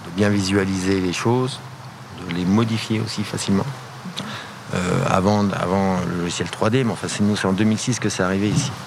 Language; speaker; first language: French; native; French